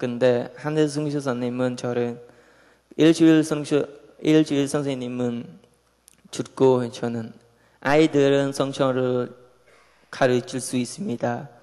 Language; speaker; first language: Korean; non-native, learner; Khmer